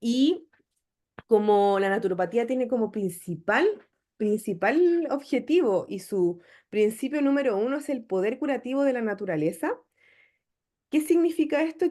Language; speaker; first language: Spanish; native; Spanish